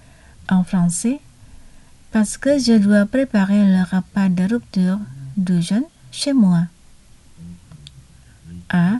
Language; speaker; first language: French; non-native, fluent; Indonesian